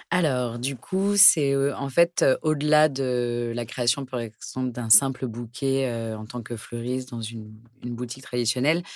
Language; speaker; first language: French; native; French